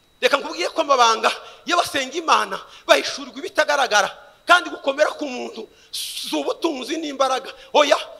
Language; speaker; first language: Kinyarwanda; early bilingual, heritage; Kinyarwanda